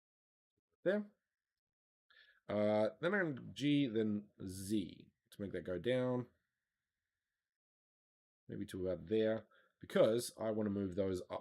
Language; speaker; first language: English; native; English